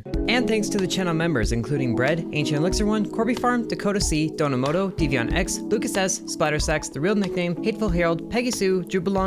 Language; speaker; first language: English; native; English